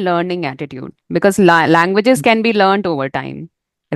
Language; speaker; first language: English; non-native, fluent; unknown